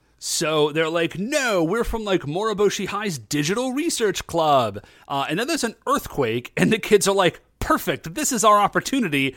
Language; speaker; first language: English; native; English